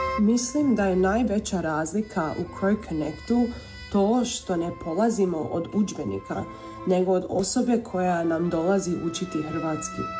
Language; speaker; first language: Croatian; early bilingual, heritage; Croatian